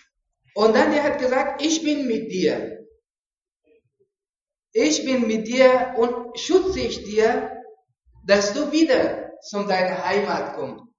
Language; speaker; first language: German; non-native, learner; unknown